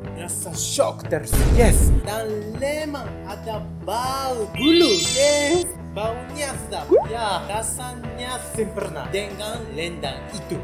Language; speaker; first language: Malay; non-native, learner; Japanese